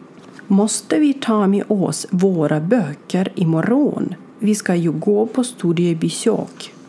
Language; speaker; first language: Swedish; non-native, learner; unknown